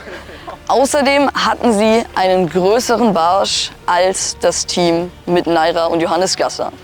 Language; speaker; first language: German; native; German